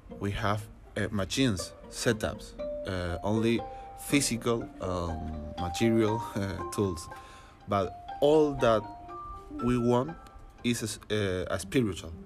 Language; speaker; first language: English; non-native, learner; Spanish